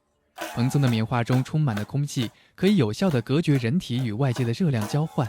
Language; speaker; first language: Chinese; native; Chinese